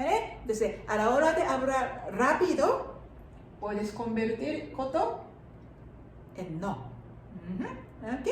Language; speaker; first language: Spanish; non-native, fluent; Japanese